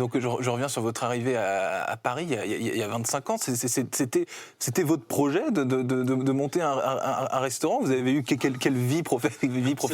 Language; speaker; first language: French; native; French